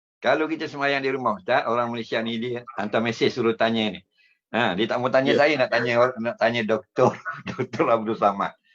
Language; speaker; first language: Malay; native; Malay